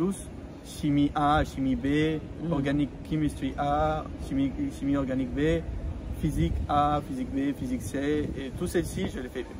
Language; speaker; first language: French; non-native, fluent; Spanish